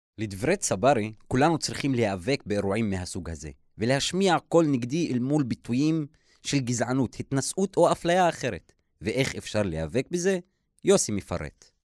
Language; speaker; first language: Hebrew; non-native, local second language; Arabic